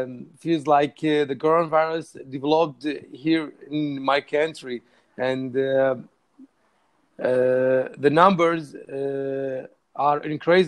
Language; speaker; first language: English; non-native, learner; Arabic